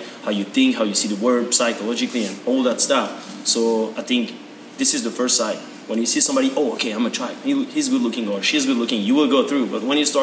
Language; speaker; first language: English; non-native, learner; French